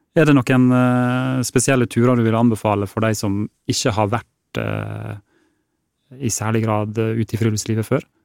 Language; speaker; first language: Norwegian; native; Norwegian